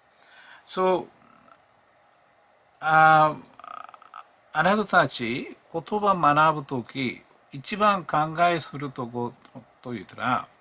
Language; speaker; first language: Japanese; non-native, fluent; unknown